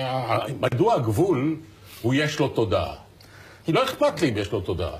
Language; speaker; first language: Hebrew; native; Hebrew